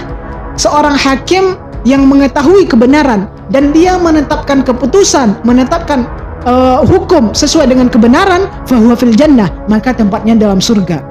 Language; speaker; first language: Indonesian; native; Indonesian